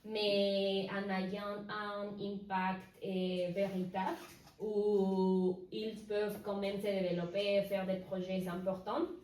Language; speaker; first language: French; non-native, learner; Spanish